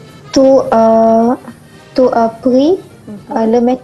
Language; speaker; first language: French; non-native, learner; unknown